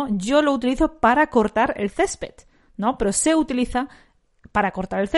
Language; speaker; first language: Spanish; native; Spanish